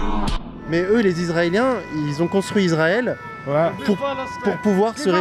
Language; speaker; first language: French; native; French